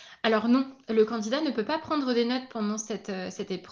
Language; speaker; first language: French; native; French